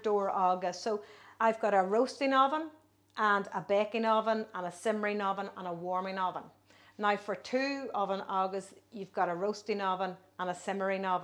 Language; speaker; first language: English; native; English